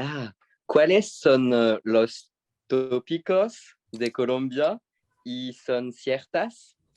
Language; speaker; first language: Spanish; non-native, learner; French